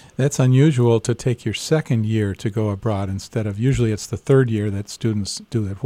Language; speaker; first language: English; native; English